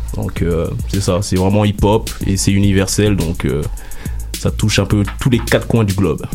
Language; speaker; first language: French; native; French